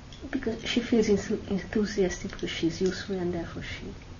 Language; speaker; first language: English; non-native, fluent; Hungarian